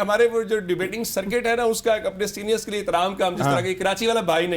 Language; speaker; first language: Urdu; native; Urdu